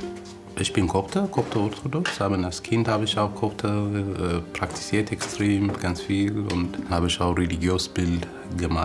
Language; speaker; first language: German; non-native, fluent; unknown